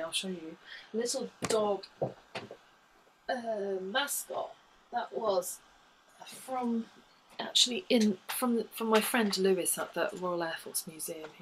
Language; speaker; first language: English; native; English